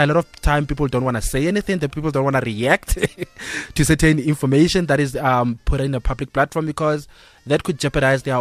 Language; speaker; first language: English; non-native, local second language; Tswana